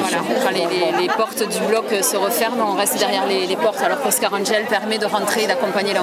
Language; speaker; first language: French; native; French